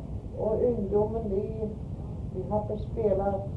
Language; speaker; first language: Swedish; early bilingual, heritage; Swedish